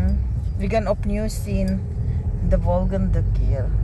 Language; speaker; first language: Dutch; non-native, learner; Filipino